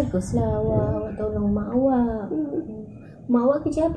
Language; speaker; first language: Malay; native; Malay